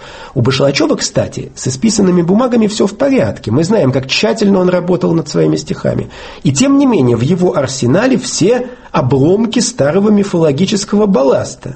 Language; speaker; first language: Russian; native; Russian